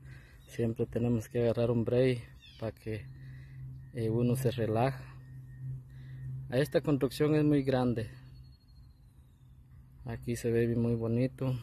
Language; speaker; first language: Spanish; non-native, local second language; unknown